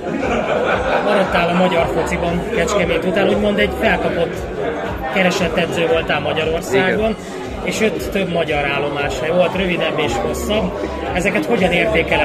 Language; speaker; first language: Hungarian; native; Hungarian